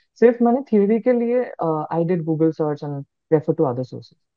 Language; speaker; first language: Hindi; non-native, local second language; Bangla